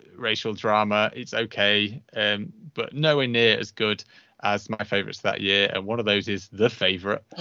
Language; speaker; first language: English; native; English